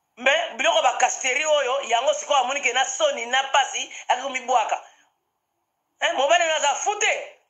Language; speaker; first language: Lingala; non-native, local second language; Kongo